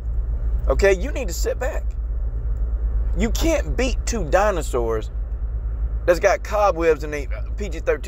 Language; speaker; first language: English; native; English